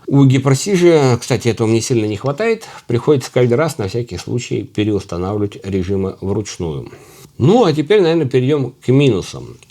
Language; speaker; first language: Russian; native; Russian